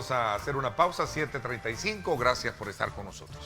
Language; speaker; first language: Spanish; native; Spanish